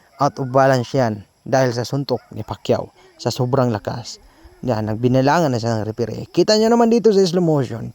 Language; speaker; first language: Filipino; non-native, local second language; Cebuano